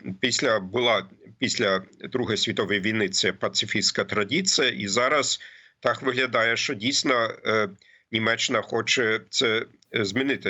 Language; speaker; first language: Ukrainian; non-native, fluent; German